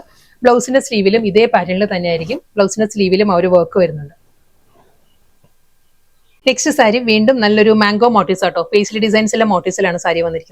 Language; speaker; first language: Malayalam; native; Malayalam